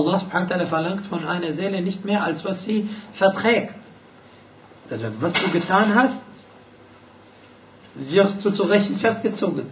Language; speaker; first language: German; non-native, fluent; Arabic